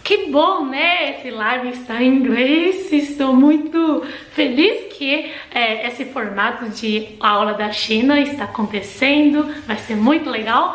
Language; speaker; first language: Portuguese; non-native, fluent; Chinese